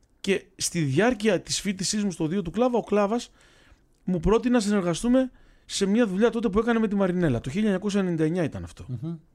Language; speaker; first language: Greek; early bilingual, other home language; Russian